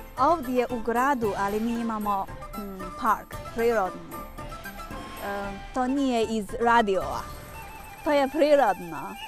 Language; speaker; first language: Bosnian; non-native, learner; Chinese